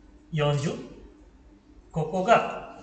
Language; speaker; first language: Japanese; non-native, fluent; Malay